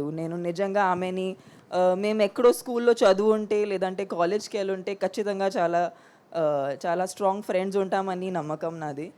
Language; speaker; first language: Telugu; non-native, fluent; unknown